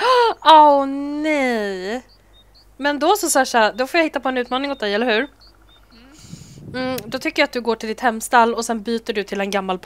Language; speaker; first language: Swedish; native; Swedish